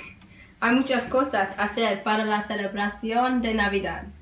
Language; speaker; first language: Spanish; non-native, learner; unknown